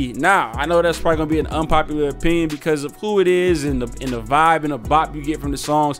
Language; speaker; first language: English; native; English